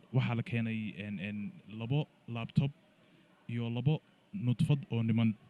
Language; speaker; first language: Somali; early bilingual, heritage; Somali